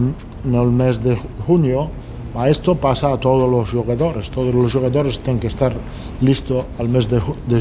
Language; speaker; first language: Portuguese; non-native, learner; Italian